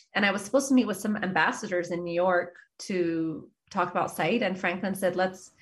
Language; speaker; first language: English; early bilingual, other home language; Persian